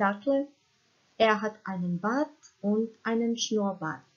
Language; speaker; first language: German; non-native, fluent; Croatian